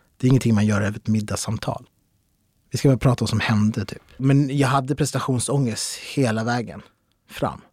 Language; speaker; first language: Swedish; early bilingual, other home language; Arabic